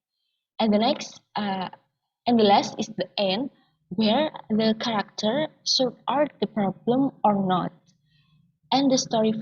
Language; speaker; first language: English; non-native, learner; Indonesian